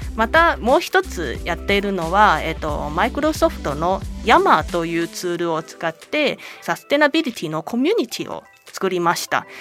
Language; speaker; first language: Japanese; non-native, fluent; Chinese